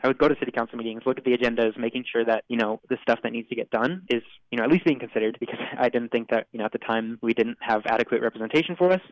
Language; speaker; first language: English; native; English